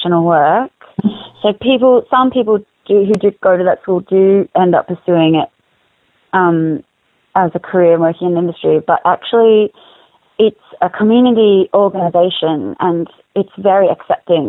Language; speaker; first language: English; native; English